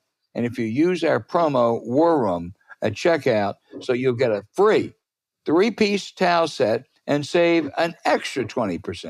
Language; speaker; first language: English; native; English